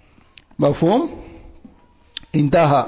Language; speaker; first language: Arabic; non-native, fluent; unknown